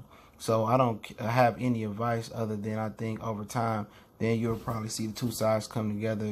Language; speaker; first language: English; native; English